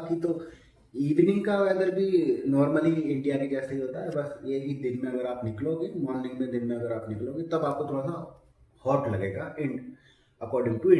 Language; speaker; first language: Hindi; native; Hindi